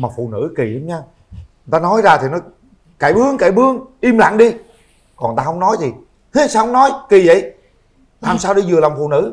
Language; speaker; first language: Vietnamese; native; Vietnamese